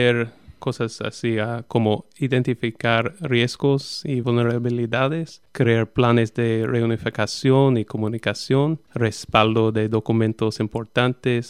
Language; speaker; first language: Spanish; non-native, fluent; English